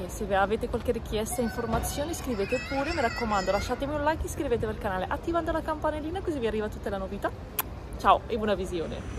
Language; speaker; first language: Italian; non-native, fluent; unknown